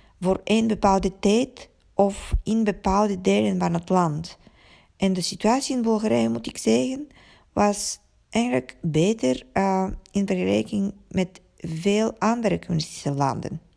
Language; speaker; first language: Dutch; non-native, fluent; Bulgarian